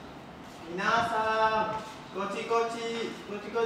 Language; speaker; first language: Japanese; non-native, learner; Malay